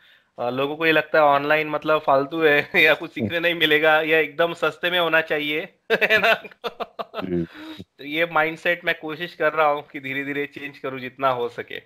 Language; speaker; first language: Hindi; native; Hindi